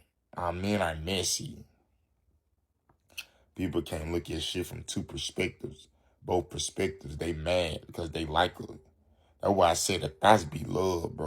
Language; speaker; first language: English; native; English